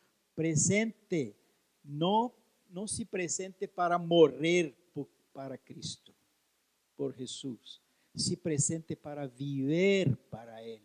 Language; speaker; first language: Spanish; non-native, learner; Portuguese